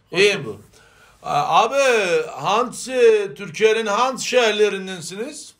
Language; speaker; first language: Turkish; non-native, learner; Azerbaijani